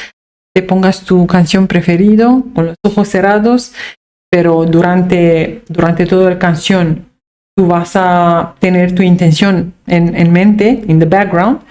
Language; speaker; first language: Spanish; non-native, fluent; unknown